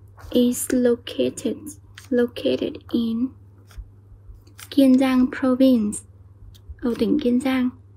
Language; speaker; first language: English; non-native, fluent; Vietnamese